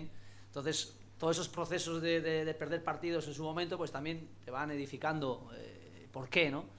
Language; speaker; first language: Spanish; native; Spanish